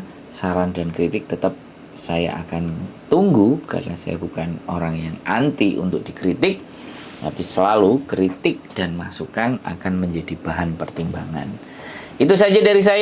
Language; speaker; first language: Indonesian; non-native, local second language; Javanese